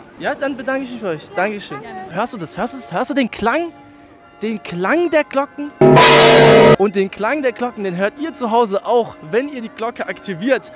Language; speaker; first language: German; early bilingual, other home language; Polish